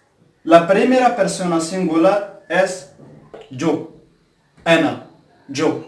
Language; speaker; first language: Spanish; non-native, fluent; Arabic